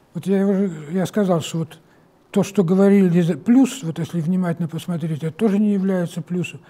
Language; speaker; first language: Russian; native; Russian